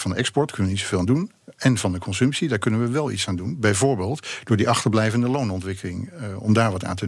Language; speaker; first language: Dutch; native; Dutch